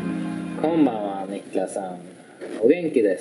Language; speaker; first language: Japanese; non-native, learner; Swedish